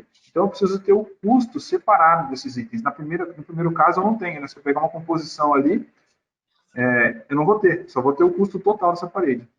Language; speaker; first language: Portuguese; native; Portuguese